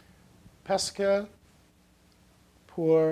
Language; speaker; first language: French; non-native, learner; English